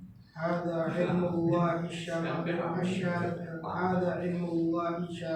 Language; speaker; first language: Arabic; non-native, learner; Indonesian